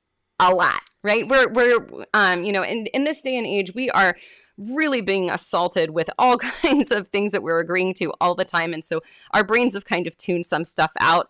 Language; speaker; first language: English; native; English